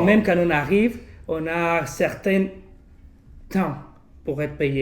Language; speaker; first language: French; non-native, fluent; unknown